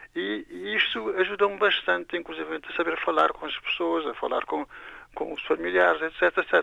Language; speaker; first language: Portuguese; non-native, local second language; Kabuverdianu